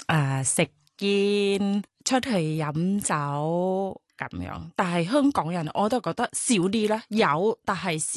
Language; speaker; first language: Cantonese; non-native, learner; Thai